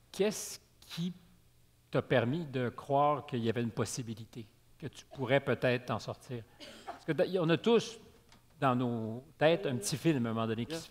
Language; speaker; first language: French; native; French